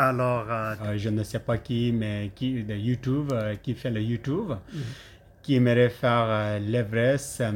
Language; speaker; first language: French; non-native, learner; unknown